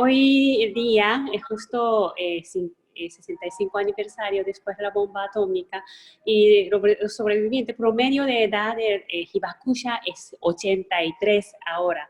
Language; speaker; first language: Spanish; non-native, fluent; Japanese